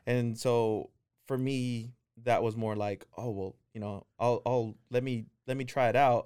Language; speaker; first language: English; non-native, fluent; Spanish